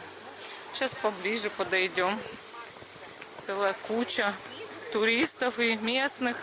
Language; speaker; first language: Russian; native; Russian